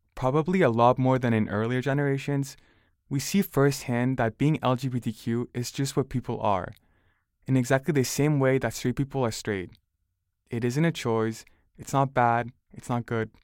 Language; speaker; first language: English; early bilingual, other home language; Spanish